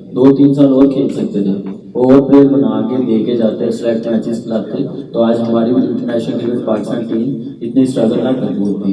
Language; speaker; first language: Urdu; non-native, local second language; Punjabi